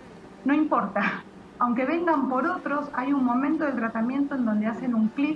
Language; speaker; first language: Spanish; native; Spanish